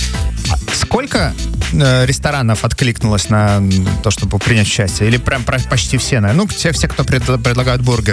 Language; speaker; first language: Russian; native; Russian